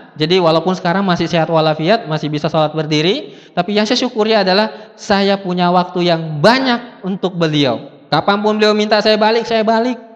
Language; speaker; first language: Indonesian; non-native, local second language; Buginese